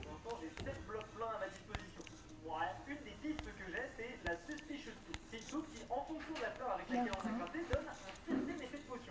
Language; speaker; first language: French; native; French